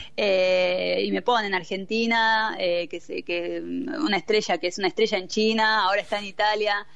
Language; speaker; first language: Spanish; native; Spanish